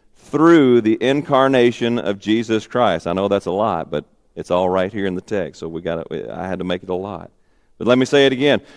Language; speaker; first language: English; native; English